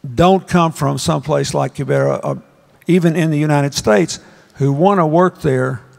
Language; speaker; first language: English; native; English